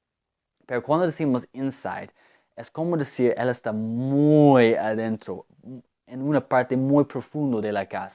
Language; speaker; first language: Spanish; non-native, fluent; English